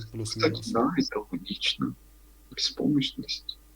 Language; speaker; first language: Russian; native; Russian